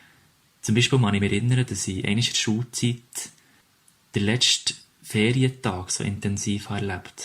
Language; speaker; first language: German; native; German